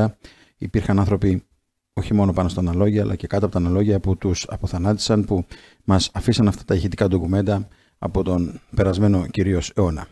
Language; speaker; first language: Greek; native; Greek